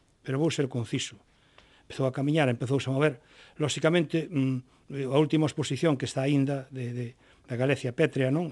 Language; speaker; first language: Galician; non-native, local second language; Spanish